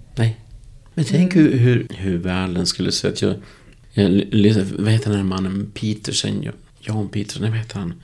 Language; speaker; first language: Swedish; early bilingual, other home language; Spanish